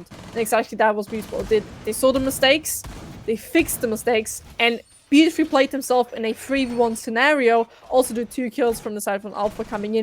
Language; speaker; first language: English; non-native, fluent; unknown